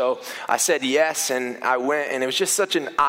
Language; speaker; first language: English; native; English